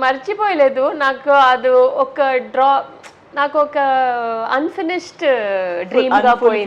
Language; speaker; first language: Telugu; non-native, local second language; Tamil